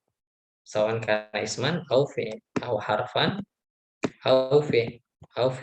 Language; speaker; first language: Arabic; non-native, fluent; Indonesian